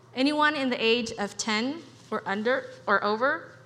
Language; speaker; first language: English; early bilingual, other home language; Khmer